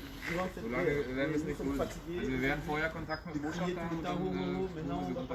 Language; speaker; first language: German; native; German